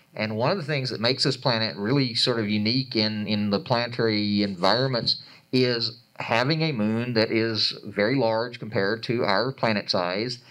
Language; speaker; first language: English; native; English